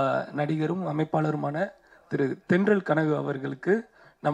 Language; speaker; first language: Tamil; native; Tamil